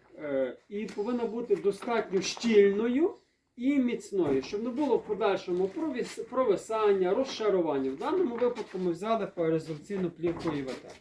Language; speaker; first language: Ukrainian; native; Ukrainian